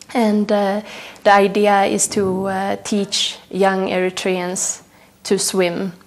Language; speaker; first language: English; non-native, fluent; Tigrinya